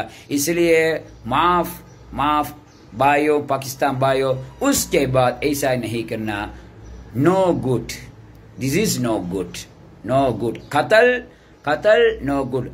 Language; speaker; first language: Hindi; non-native, learner; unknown